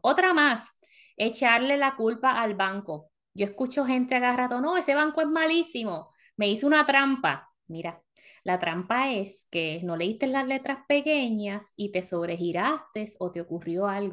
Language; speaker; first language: Spanish; early bilingual, heritage; Spanish